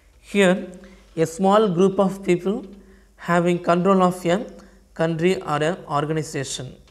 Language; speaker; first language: English; non-native, local second language; Tamil